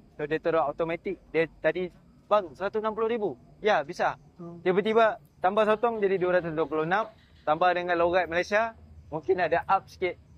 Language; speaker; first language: Malay; native; Malay